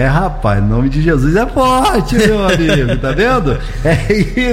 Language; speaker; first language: Portuguese; native; Portuguese